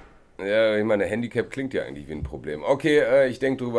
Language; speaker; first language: German; native; German